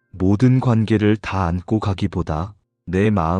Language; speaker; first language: Korean; native; Korean